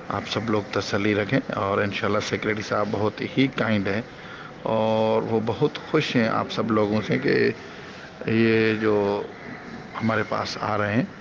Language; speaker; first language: Urdu; non-native, local second language; Sindhi